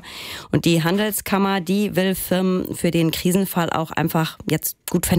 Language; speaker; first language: German; native; German